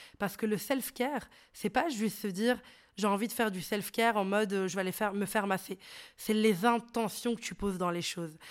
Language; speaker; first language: French; early bilingual, other home language; Arabic